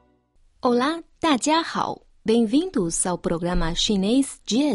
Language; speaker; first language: Portuguese; non-native, fluent; Chinese